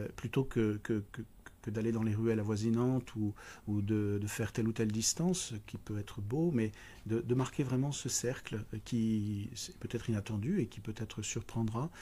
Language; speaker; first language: French; native; French